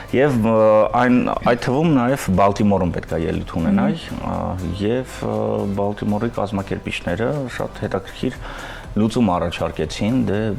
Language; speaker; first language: Armenian; early bilingual, heritage; Armenian